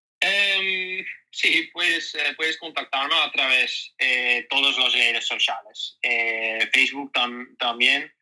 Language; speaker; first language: Spanish; non-native, learner; Dutch